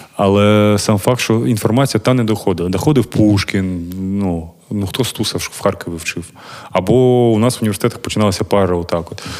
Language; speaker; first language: Ukrainian; native; Ukrainian